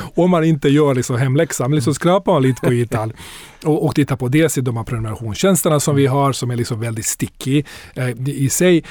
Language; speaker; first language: Swedish; non-native, fluent; Bosnian